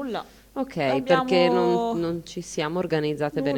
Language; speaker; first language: Italian; native; Italian